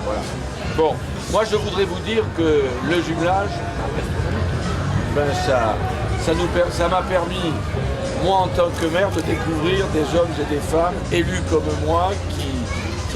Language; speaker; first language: French; native; French